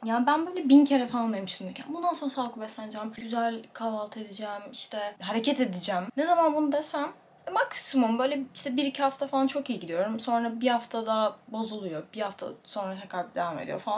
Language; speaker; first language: Turkish; native; Turkish